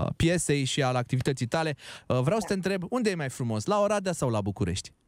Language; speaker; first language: Romanian; native; Romanian